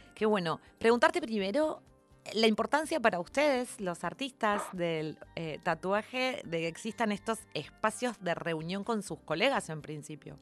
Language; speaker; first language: Spanish; native; Spanish